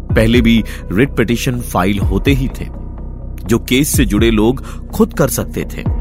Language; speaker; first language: Hindi; native; Hindi